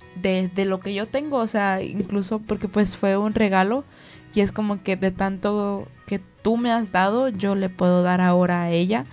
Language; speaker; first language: Spanish; native; Spanish